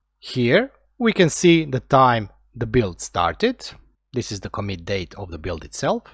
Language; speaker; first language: English; non-native, fluent; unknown